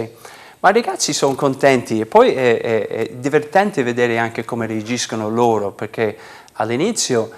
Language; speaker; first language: Italian; non-native, fluent; English